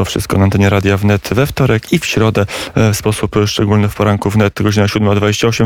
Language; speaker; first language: Polish; native; Polish